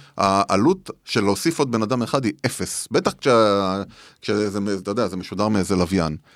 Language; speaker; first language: Hebrew; native; Hebrew